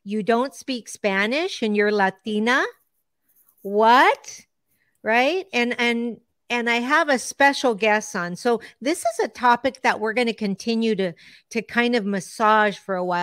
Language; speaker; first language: English; early bilingual, other home language; Spanish